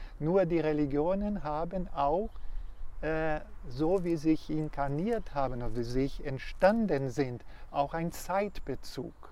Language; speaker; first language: German; non-native, fluent; Portuguese